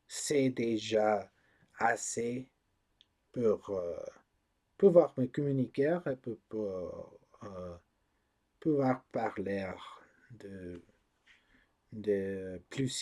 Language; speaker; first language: French; non-native, learner; English